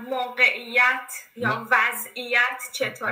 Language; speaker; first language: Persian; native; Persian